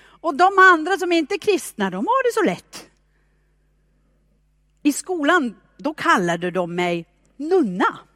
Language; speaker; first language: Swedish; non-native, fluent; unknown